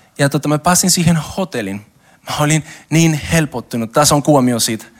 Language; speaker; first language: Finnish; non-native, learner; Spanish